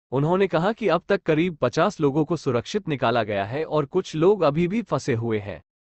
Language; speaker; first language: Hindi; native; Hindi